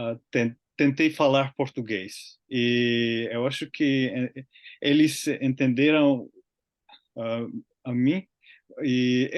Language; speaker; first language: Portuguese; non-native, learner; Finnish